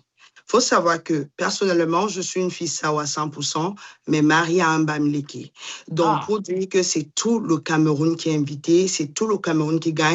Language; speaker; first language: French; non-native, local second language; Duala